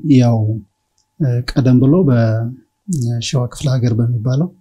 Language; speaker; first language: Amharic; native; Amharic